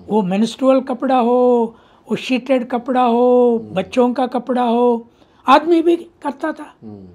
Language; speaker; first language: Hindi; non-native, local second language; Telugu